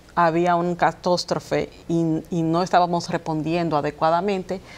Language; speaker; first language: Spanish; early bilingual, heritage; Spanish